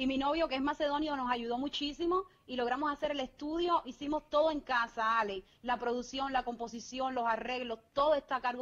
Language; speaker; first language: Spanish; native; Spanish